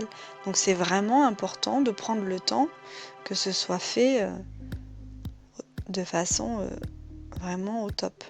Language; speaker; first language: French; native; French